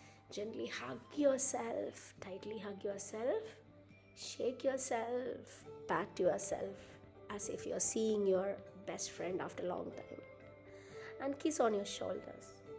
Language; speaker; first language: English; non-native, local second language; Malayalam